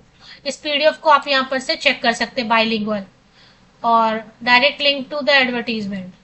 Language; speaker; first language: Hindi; native; Hindi